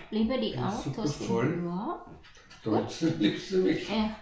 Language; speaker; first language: German; non-native, learner; Thai